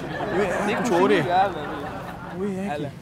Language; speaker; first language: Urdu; non-native, local second language; Punjabi